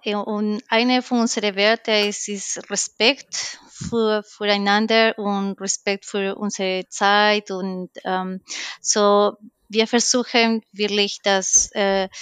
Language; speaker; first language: German; non-native, learner; Spanish